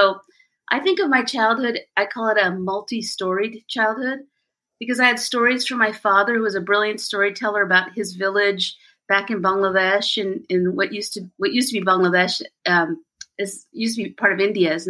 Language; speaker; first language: English; early bilingual, other home language; Bangla